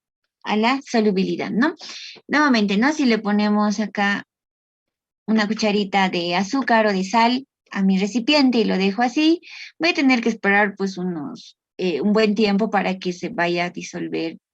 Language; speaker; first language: Spanish; native; Spanish